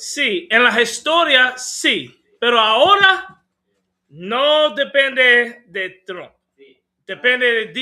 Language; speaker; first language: Spanish; non-native, learner; English